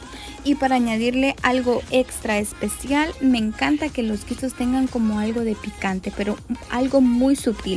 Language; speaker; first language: Spanish; native; Spanish